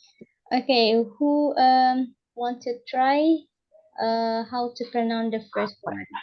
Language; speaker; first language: English; non-native, learner; Indonesian